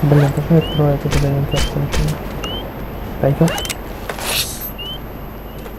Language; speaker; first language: Russian; native; Russian